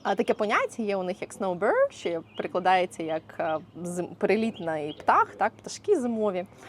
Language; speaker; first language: Ukrainian; native; Ukrainian